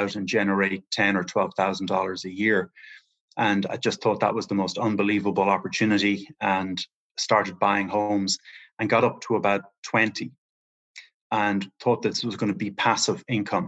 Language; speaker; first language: English; native; English